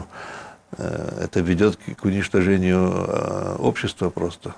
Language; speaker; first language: Russian; early bilingual, heritage; Russian